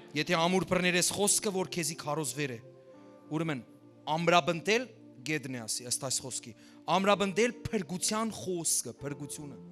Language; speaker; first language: Armenian; early bilingual, heritage; Armenian